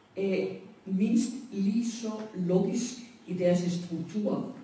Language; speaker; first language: Danish; non-native, fluent; Spanish